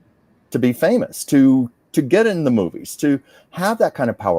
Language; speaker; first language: English; native; English